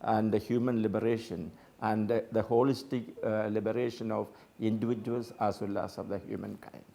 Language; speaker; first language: English; non-native, local second language; Malayalam